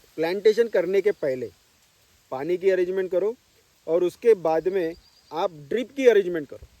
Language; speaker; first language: Hindi; non-native, local second language; Marathi